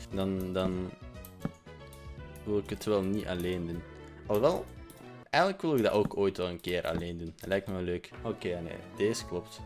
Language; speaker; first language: Dutch; native; Dutch